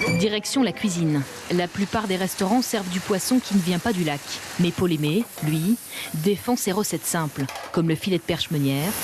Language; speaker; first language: French; native; French